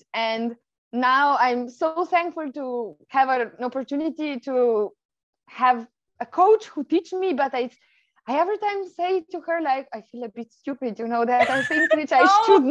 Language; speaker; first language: English; non-native, fluent; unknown